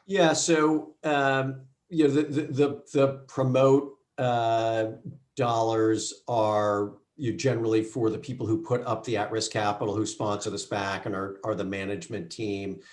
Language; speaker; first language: English; native; English